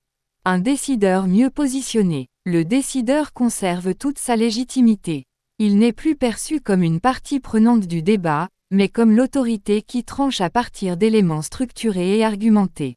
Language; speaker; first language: French; native; French